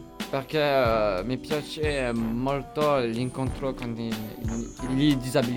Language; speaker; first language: Italian; non-native, learner; French